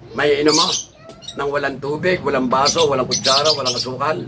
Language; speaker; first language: Filipino; native; Filipino